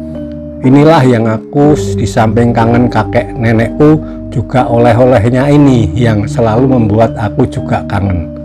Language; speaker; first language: Indonesian; native; Indonesian